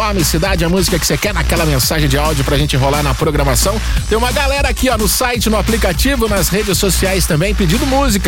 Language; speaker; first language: Portuguese; native; Portuguese